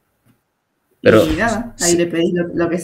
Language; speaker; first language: Spanish; native; Spanish